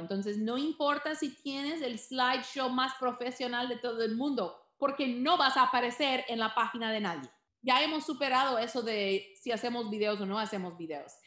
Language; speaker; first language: Spanish; early bilingual, heritage; Spanish